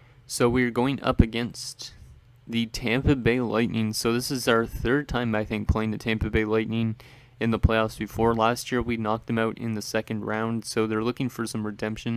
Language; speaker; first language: English; native; English